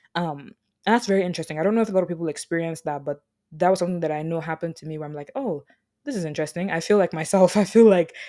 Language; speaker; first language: English; non-native, local second language; Yoruba